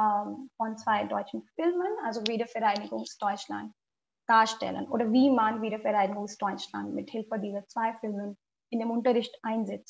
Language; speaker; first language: German; non-native, fluent; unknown